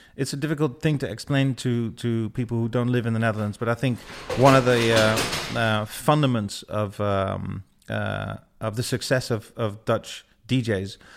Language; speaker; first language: English; non-native, fluent; Dutch